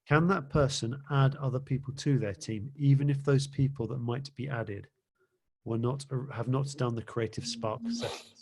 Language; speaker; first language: English; native; English